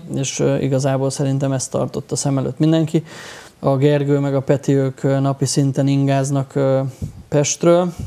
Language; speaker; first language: Hungarian; native; Hungarian